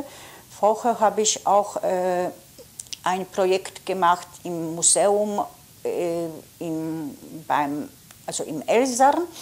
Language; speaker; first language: German; non-native, fluent; Polish